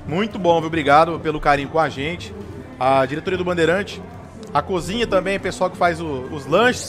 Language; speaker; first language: Portuguese; native; Portuguese